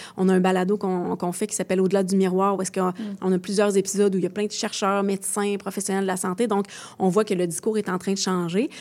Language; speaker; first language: French; native; French